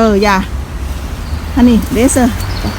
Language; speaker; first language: English; non-native, learner; Thai